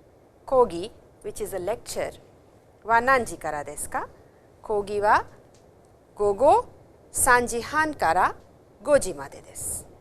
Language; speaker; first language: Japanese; non-native, fluent; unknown